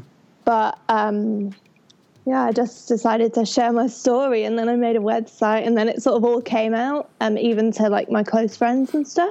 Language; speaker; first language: English; native; English